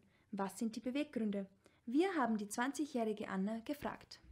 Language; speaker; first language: German; native; German